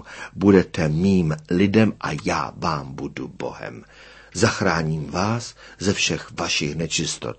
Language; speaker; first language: Czech; native; Czech